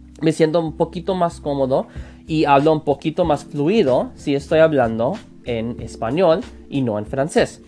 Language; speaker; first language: Spanish; non-native, fluent; English